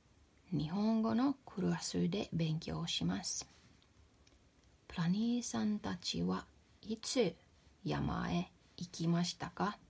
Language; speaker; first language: Japanese; non-native, fluent; Finnish